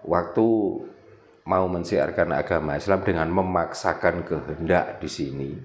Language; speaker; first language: Indonesian; native; Indonesian